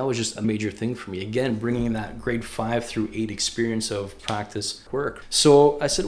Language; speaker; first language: English; native; English